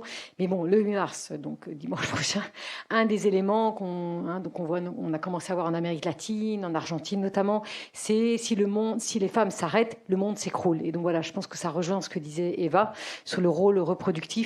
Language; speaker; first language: French; native; French